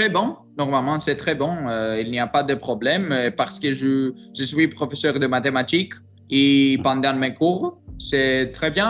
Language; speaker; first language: French; non-native, learner; Greek